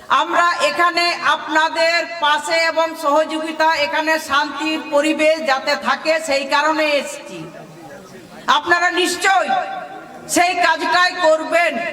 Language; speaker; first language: Bangla; non-native, local second language; Santali